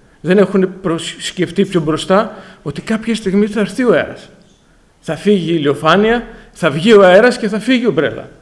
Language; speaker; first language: Greek; native; Greek